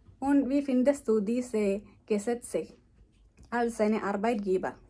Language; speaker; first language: German; non-native, learner; Malayalam